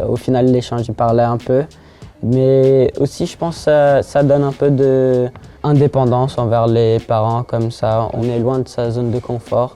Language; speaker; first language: French; early bilingual, heritage; French